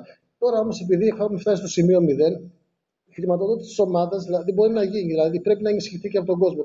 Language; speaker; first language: Greek; native; Greek